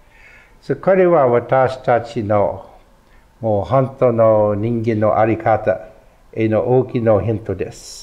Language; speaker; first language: Japanese; non-native, fluent; English